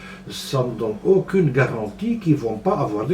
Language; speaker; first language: French; non-native, local second language; Dutch